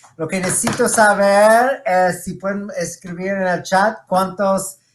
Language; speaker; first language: Spanish; non-native, fluent; English